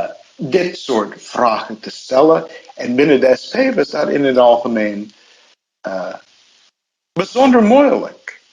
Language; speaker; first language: Dutch; non-native, fluent; English